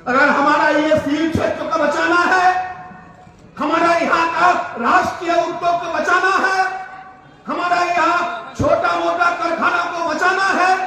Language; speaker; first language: Hindi; non-native, local second language; Bangla